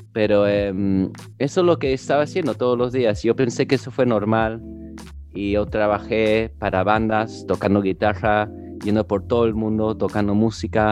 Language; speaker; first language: Spanish; early bilingual, heritage; English